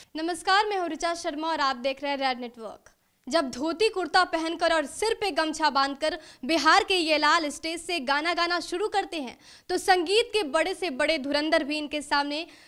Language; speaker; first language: Hindi; native; Hindi